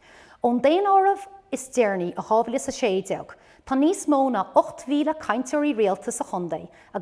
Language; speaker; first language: Irish; non-native, local second language; English